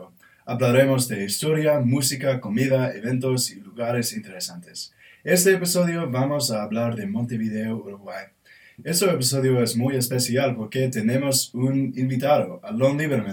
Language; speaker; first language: Spanish; non-native, learner; English